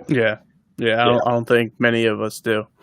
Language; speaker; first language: English; native; English